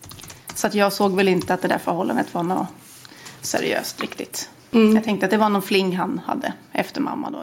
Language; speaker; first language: Swedish; native; Swedish